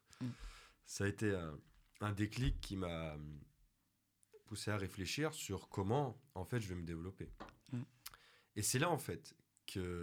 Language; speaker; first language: French; native; French